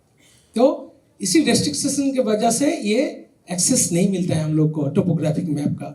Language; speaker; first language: Hindi; non-native, local second language; Bangla